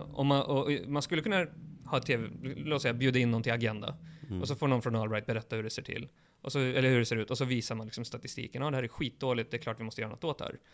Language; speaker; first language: Swedish; early bilingual, other home language; Kurdish